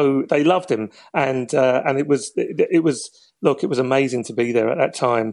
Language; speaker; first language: English; native; English